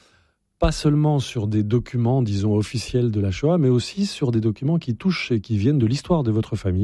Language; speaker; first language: French; native; French